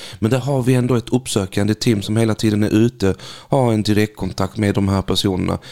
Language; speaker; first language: Swedish; early bilingual, other home language; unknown